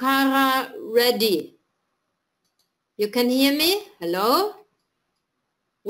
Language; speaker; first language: English; non-native, fluent; German